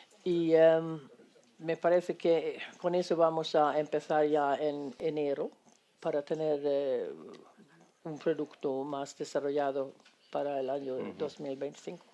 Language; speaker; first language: Spanish; non-native, fluent; Swedish